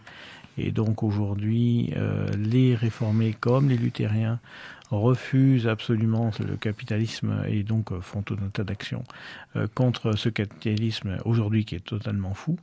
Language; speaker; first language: French; native; French